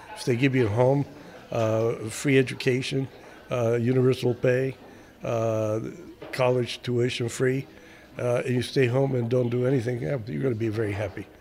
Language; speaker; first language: English; early bilingual, other home language; Spanish